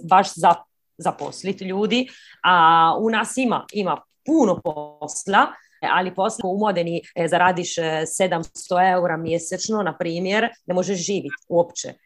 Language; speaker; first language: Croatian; early bilingual, heritage; Croatian